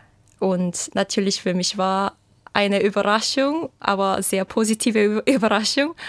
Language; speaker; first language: German; non-native, fluent; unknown